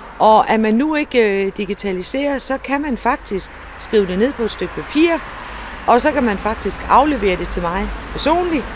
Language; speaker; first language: Danish; native; Danish